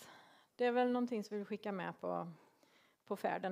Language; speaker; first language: Swedish; native; Swedish